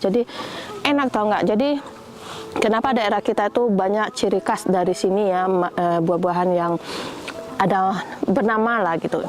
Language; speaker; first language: Indonesian; native; Indonesian